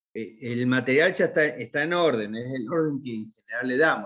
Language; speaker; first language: Spanish; native; Spanish